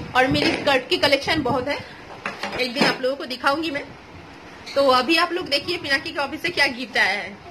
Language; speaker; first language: Hindi; non-native, local second language; Bangla